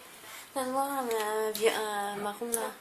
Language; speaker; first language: French; native; French